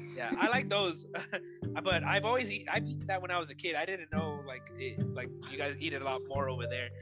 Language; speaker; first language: English; native; English